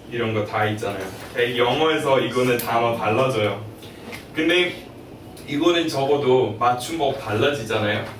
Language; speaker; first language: Korean; non-native, fluent; English